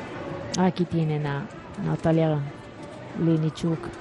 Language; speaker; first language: Spanish; native; Spanish